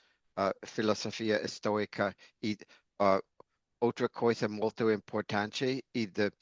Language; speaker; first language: Portuguese; non-native, fluent; English